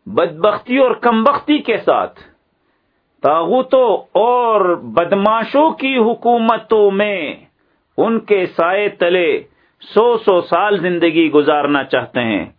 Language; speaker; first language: Urdu; native; Urdu